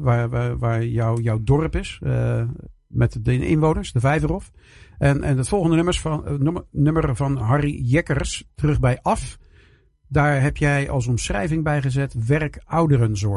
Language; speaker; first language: Dutch; native; Dutch